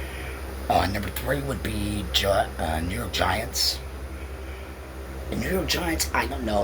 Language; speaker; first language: English; native; English